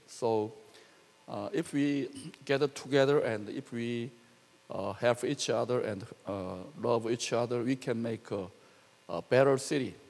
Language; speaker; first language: English; non-native, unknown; Korean